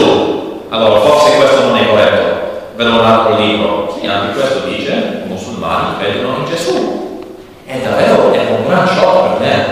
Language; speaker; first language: Italian; non-native, learner; English